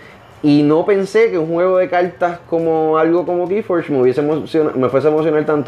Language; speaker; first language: Spanish; native; Spanish